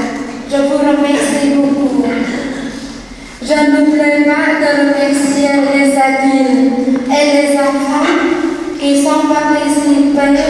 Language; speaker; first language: French; non-native, fluent; Vietnamese